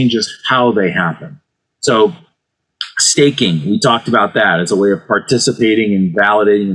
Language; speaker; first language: English; native; English